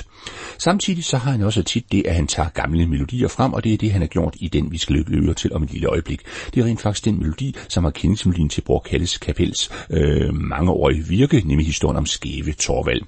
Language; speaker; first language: Danish; native; Danish